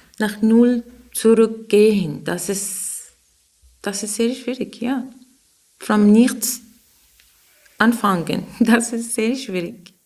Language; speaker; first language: German; non-native, learner; Arabic